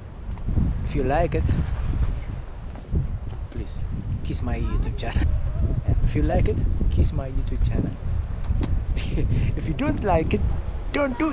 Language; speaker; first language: English; non-native, learner; Amharic